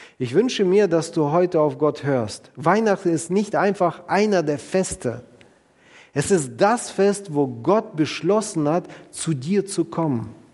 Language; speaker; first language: German; non-native, fluent; Russian